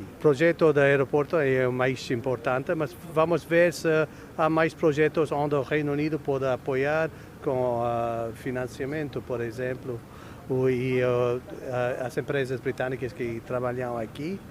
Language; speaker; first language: Portuguese; non-native, fluent; English